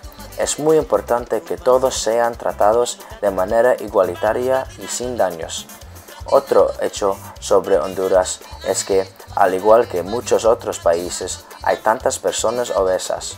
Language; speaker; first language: Spanish; non-native, learner; English